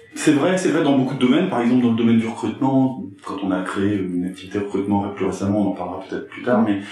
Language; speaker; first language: French; native; French